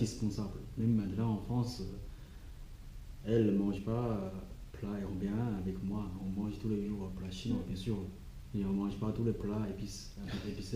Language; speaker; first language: French; non-native, learner; Chinese